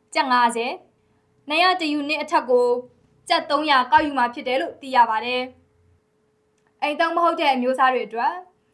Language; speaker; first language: Burmese; native; Burmese